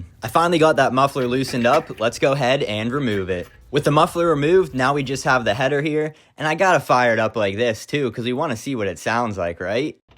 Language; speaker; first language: English; native; English